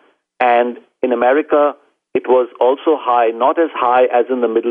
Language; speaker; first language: English; non-native, local second language; Hindi